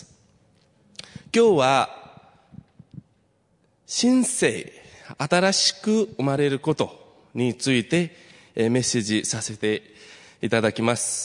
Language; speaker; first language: Japanese; non-native, fluent; Nepali